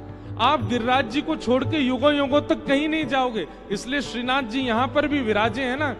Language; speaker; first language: Hindi; native; Hindi